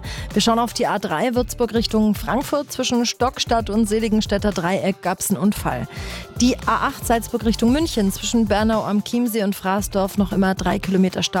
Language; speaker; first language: German; native; German